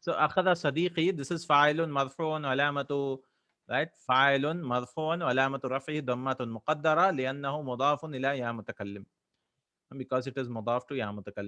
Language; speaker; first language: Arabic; non-native, fluent; English